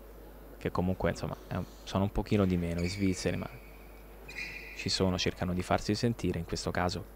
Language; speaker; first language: Italian; native; Italian